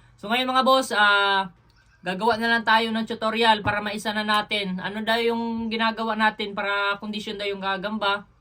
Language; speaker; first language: Filipino; non-native, local second language; Cebuano